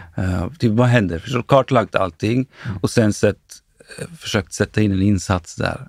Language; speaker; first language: Swedish; early bilingual, other home language; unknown